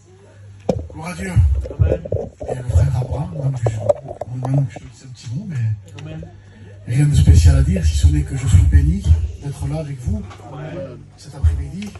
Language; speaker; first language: French; native; French